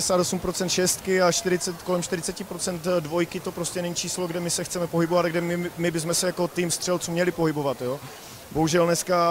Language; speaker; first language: Czech; native; Czech